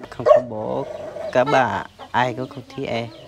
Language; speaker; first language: Vietnamese; non-native, local second language; Hmong